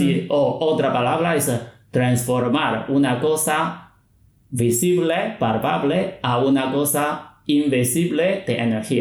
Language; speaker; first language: Spanish; non-native, fluent; Chinese